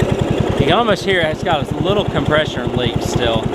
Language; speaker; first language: English; native; English